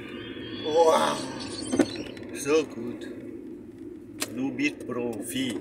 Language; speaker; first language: German; non-native, learner; Vietnamese